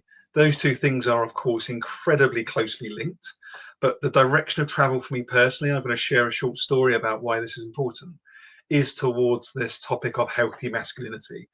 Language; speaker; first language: English; native; English